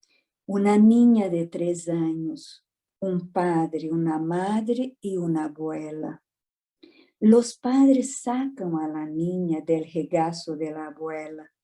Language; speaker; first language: Spanish; non-native, fluent; Portuguese